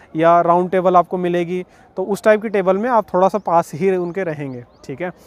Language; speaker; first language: Hindi; native; Hindi